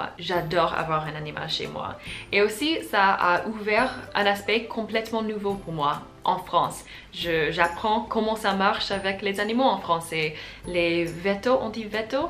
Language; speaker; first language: French; non-native, fluent; English